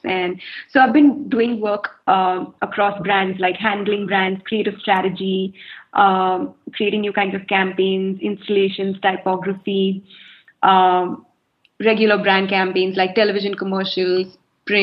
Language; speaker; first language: English; non-native, local second language; Hindi